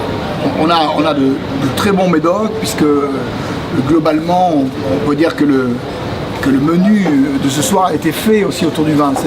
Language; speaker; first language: French; native; French